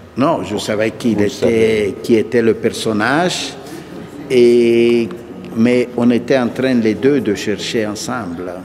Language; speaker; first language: French; non-native, fluent; Italian